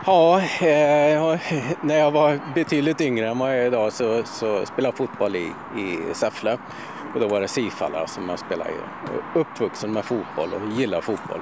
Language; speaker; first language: Swedish; native; Swedish